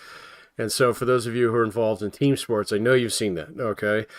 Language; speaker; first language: English; native; English